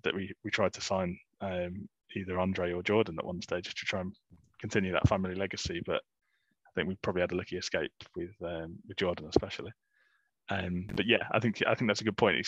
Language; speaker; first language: English; native; English